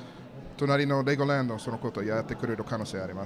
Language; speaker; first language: Japanese; non-native, learner; English